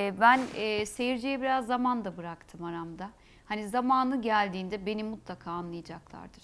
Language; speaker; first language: Turkish; early bilingual, heritage; Turkish